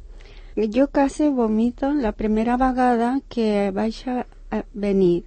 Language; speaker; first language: Catalan; non-native, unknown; Spanish